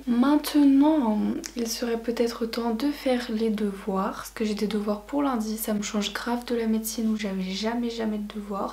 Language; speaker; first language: French; native; French